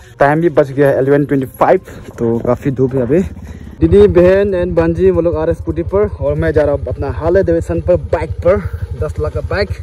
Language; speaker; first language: Hindi; non-native, local second language; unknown